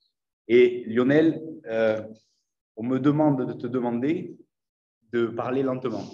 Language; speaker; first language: French; native; French